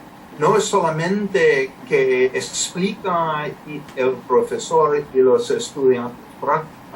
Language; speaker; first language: Spanish; non-native, learner; English